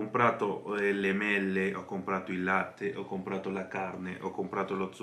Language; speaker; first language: Italian; non-native, fluent; Spanish